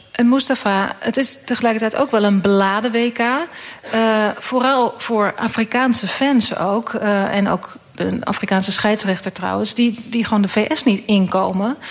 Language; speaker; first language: Dutch; native; Dutch